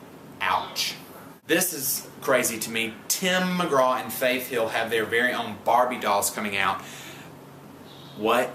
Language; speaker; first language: English; native; English